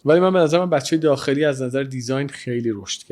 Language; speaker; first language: Persian; native; Persian